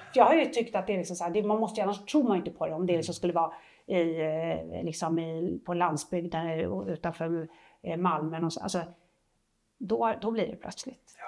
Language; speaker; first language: Swedish; native; Swedish